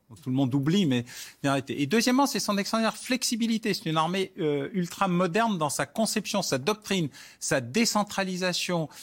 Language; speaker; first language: French; native; French